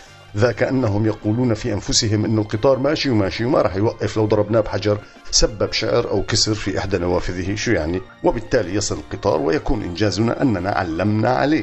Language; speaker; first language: Arabic; native; Arabic